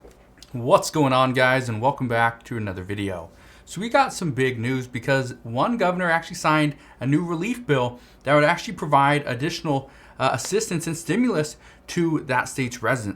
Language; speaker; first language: English; native; English